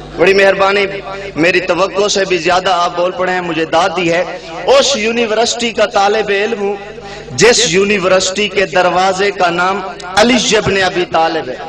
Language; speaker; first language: Urdu; non-native, local second language; Saraiki